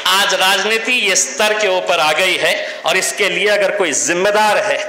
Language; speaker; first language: Hindi; non-native, local second language; Marathi